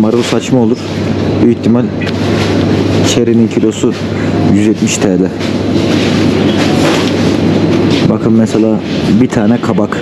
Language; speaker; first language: Turkish; native; Turkish